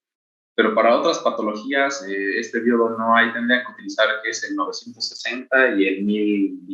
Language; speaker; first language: Spanish; native; Spanish